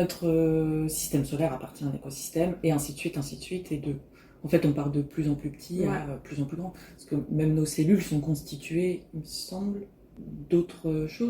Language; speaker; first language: French; native; French